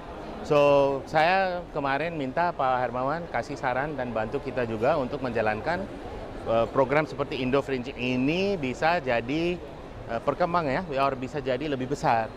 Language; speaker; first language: Indonesian; non-native, fluent; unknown